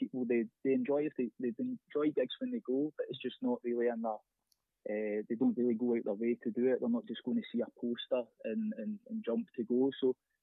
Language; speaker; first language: English; native; English